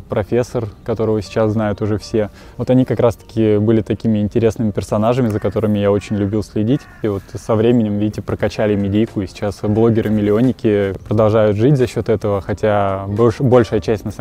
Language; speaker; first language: Russian; native; Russian